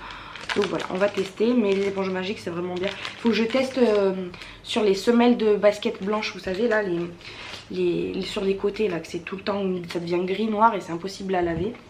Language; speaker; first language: French; native; French